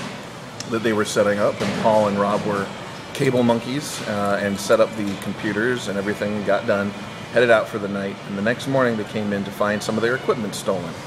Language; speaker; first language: English; native; English